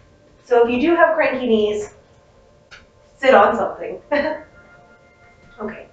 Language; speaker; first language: English; native; English